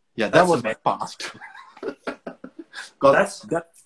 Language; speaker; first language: English; non-native, local second language; Nepali